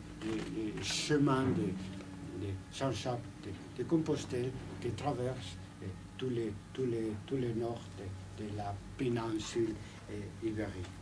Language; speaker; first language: French; non-native, fluent; Spanish